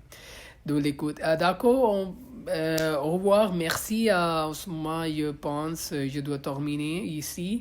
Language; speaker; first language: French; non-native, learner; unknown